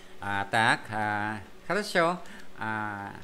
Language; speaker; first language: Russian; non-native, fluent; Vietnamese